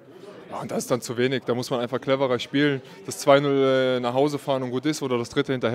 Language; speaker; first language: German; native; German